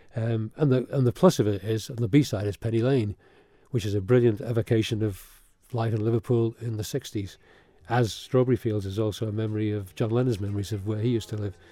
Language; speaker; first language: English; early bilingual, other home language; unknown